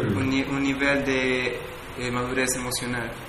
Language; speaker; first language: Spanish; native; Spanish